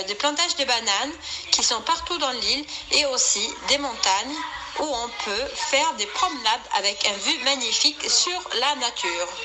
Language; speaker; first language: French; non-native, learner; Swedish